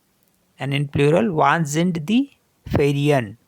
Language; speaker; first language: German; non-native, fluent; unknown